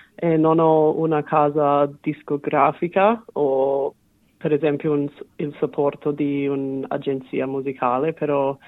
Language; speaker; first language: Italian; non-native, fluent; English